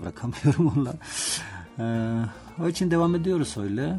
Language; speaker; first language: Turkish; non-native, learner; Georgian